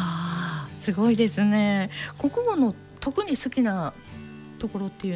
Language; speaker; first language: Japanese; native; Japanese